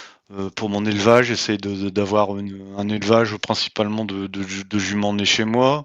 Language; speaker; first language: French; native; French